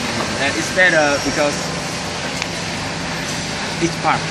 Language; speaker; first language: English; non-native, learner; Vietnamese